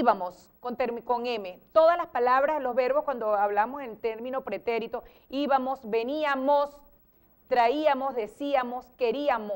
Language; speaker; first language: Spanish; native; Spanish